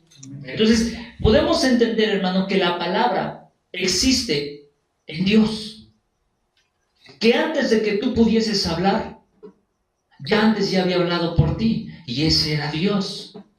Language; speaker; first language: Spanish; native; Spanish